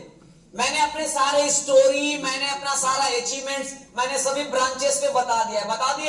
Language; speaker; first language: Hindi; native; Hindi